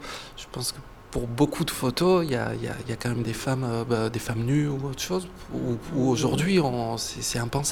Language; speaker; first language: French; native; French